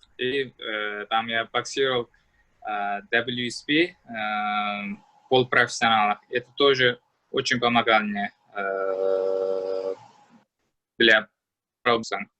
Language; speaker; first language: Russian; non-native, learner; Uzbek